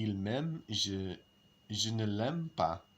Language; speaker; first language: French; non-native, learner; English